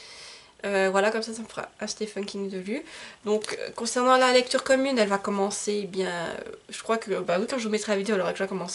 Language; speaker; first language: French; native; French